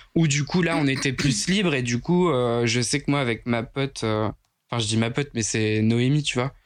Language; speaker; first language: French; native; French